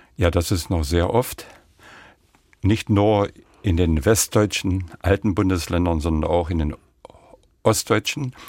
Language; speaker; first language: German; non-native, local second language; Upper Sorbian